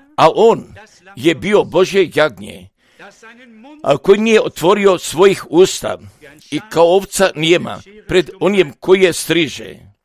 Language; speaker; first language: Croatian; non-native, fluent; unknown